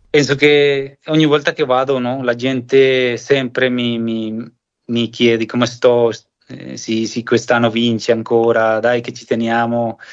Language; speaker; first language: Italian; non-native, fluent; Spanish